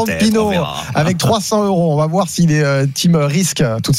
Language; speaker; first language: French; native; French